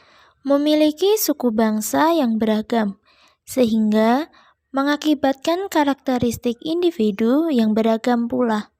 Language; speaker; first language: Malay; non-native, local second language; Javanese